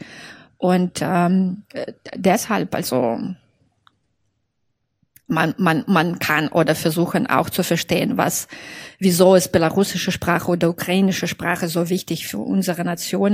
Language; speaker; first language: German; non-native, fluent; Belarusian